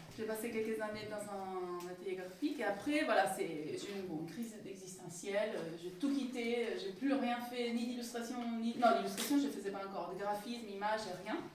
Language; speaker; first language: French; non-native, fluent; Italian